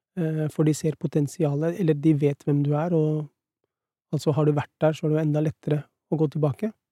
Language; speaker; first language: Norwegian; early bilingual, other home language; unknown